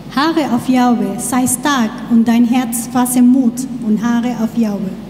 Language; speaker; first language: German; non-native, learner; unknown